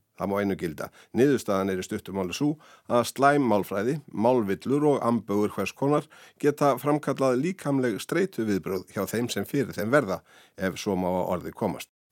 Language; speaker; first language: Icelandic; native; Icelandic